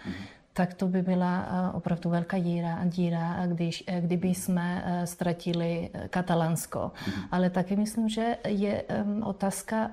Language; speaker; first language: Czech; non-native, fluent; Spanish